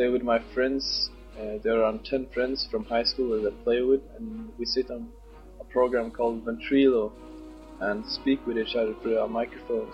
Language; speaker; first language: English; non-native, fluent; Swedish